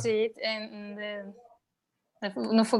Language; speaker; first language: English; non-native, learner; Portuguese